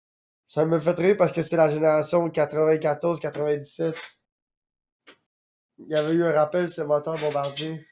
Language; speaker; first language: French; native; French